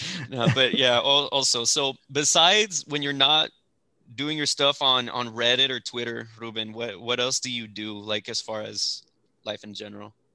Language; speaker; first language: English; early bilingual, other home language; Spanish